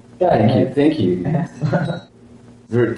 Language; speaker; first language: English; non-native, learner; Spanish